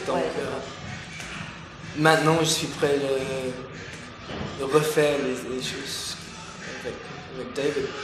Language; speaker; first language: French; non-native, fluent; English